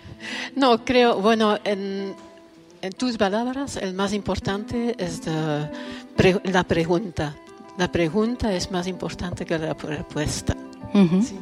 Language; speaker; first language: Spanish; non-native, fluent; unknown